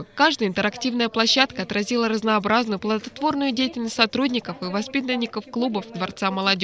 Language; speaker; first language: Russian; native; Russian